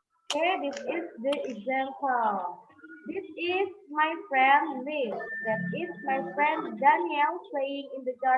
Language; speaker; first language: English; non-native, fluent; Indonesian